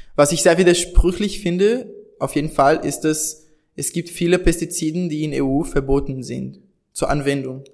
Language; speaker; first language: German; non-native, fluent; Portuguese